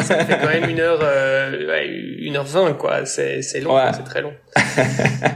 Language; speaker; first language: French; native; French